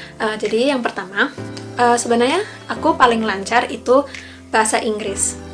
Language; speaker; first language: Indonesian; early bilingual, other home language; English